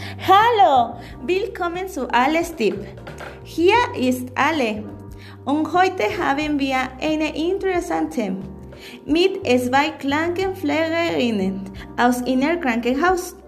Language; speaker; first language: German; non-native, learner; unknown